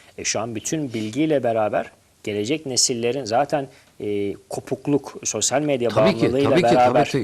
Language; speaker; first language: Turkish; native; Turkish